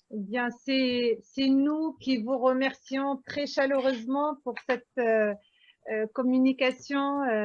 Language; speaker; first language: French; native; French